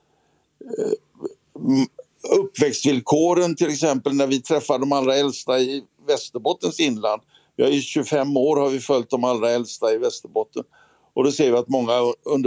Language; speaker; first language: Swedish; native; Swedish